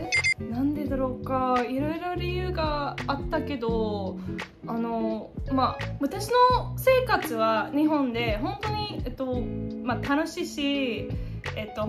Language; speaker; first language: Japanese; non-native, fluent; English